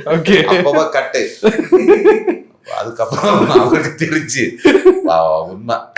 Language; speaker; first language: Tamil; non-native, learner; Malayalam